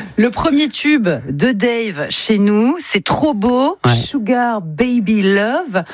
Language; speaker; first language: French; native; French